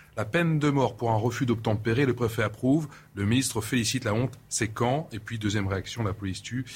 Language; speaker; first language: French; native; French